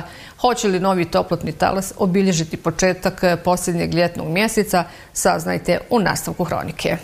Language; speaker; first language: Serbian; native; Serbian